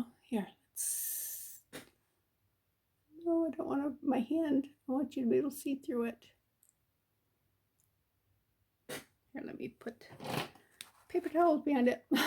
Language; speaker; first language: English; native; English